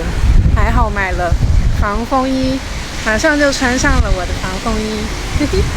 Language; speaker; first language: Chinese; native; Chinese